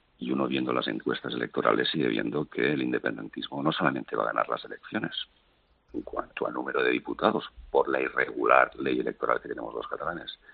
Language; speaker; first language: Spanish; non-native, local second language; Catalan